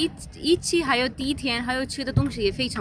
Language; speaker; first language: Chinese; non-native, learner; Urdu